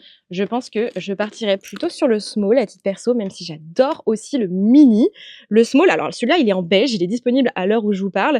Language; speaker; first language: French; native; French